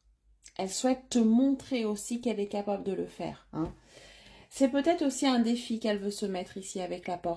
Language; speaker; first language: French; native; French